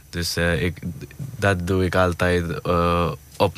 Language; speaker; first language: Dutch; non-native, fluent; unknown